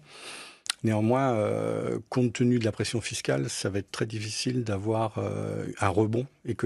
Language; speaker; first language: French; native; French